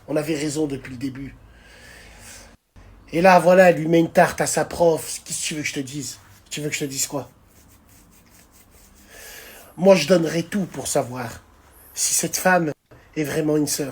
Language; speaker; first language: French; native; French